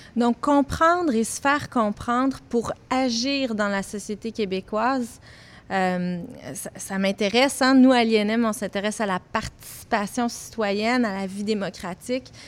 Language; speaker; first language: French; native; French